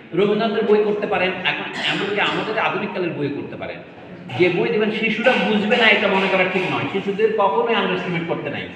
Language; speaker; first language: Bangla; native; Bangla